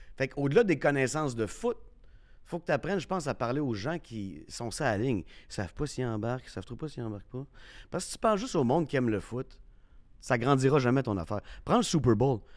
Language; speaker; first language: French; native; French